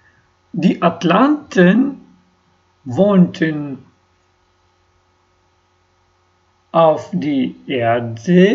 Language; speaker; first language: German; non-native, learner; Ukrainian